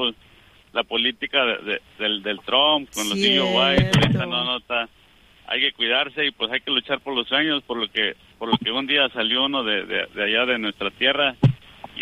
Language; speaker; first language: Spanish; native; Spanish